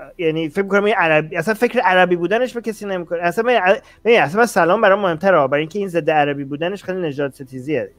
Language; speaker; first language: Persian; native; Persian